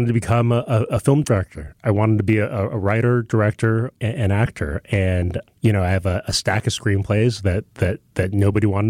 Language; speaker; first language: English; early bilingual, other home language; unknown